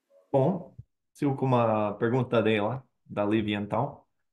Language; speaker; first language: Portuguese; non-native, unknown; English